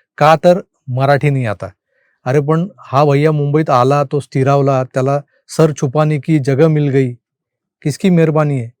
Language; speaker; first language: Marathi; native; Marathi